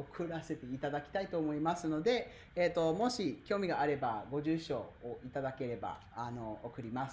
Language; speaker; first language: Japanese; non-native, fluent; English